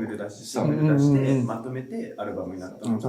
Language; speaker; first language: Japanese; native; Japanese